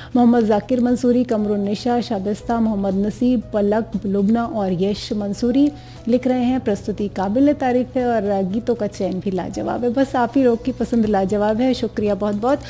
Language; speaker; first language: Hindi; native; Hindi